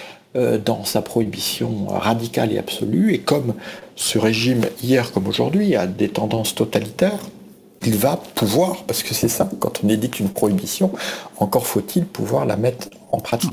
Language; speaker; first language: French; native; French